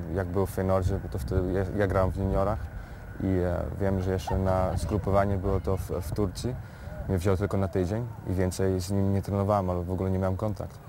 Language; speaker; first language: Polish; early bilingual, heritage; Polish